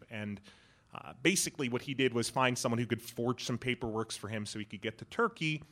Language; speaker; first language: English; early bilingual, other home language; Persian